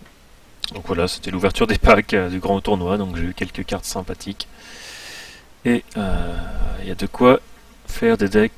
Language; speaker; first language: French; native; French